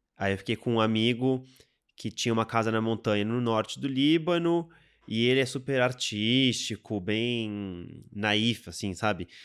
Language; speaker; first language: Portuguese; native; Portuguese